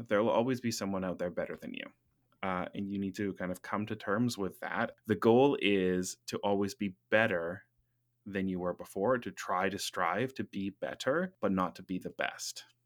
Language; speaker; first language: English; native; English